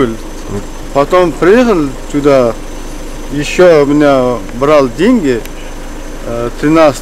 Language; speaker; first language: Russian; non-native, learner; Tajik